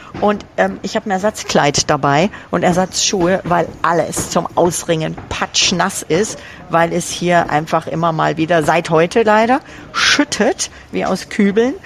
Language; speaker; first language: German; native; German